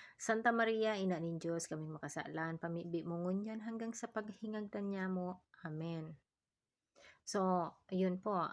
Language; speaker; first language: Filipino; non-native, local second language; Bikol